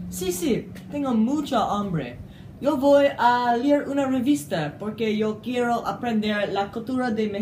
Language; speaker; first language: Spanish; non-native, learner; English